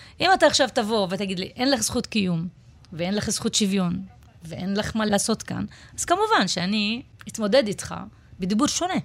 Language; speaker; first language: Hebrew; non-native, local second language; Arabic